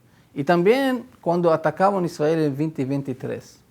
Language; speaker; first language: Spanish; non-native, fluent; Hebrew